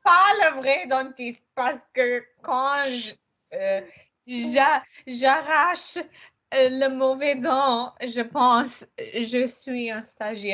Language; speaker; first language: French; non-native, learner; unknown